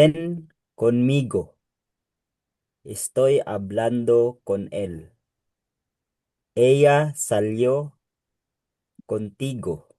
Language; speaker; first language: Spanish; non-native, learner; Filipino